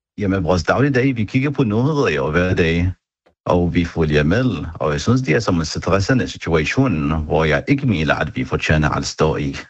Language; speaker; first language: Danish; non-native, fluent; Arabic